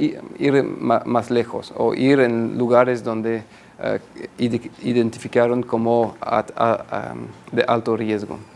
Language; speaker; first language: Spanish; non-native, fluent; French